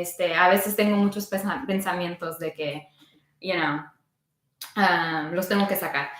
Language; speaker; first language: Spanish; early bilingual, heritage; Spanish